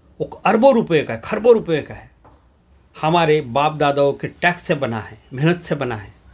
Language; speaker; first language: Hindi; native; Hindi